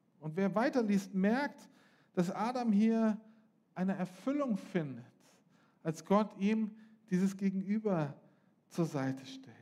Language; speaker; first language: German; native; German